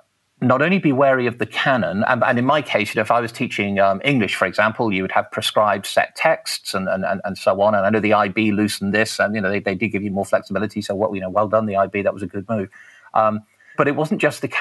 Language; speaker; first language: English; native; English